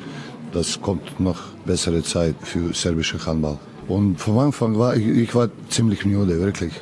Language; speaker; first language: German; non-native, learner; Serbian